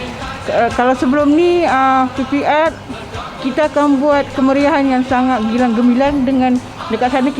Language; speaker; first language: Malay; native; Malay